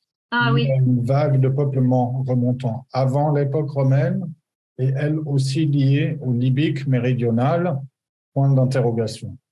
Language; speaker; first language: French; native; French